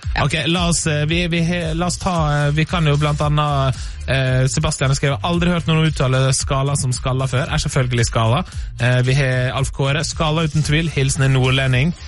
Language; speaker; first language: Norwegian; native; Norwegian